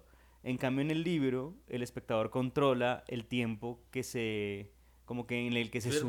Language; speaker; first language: Spanish; native; Spanish